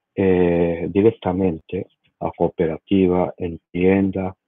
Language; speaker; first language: Spanish; non-native, learner; Japanese